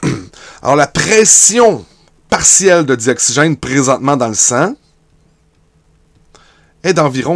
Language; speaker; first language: French; native; French